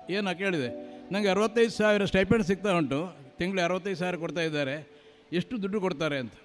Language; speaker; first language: Kannada; non-native, local second language; Marathi